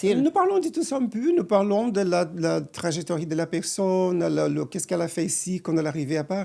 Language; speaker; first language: French; non-native, fluent; Portuguese